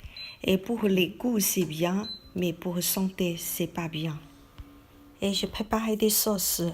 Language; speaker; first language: French; non-native, learner; Chinese